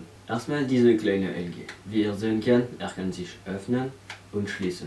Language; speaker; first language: German; non-native, learner; French